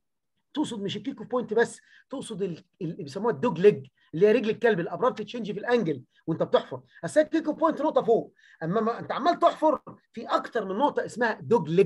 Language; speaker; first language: Arabic; native; Arabic